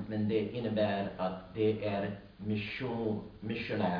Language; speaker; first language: Swedish; non-native, learner; English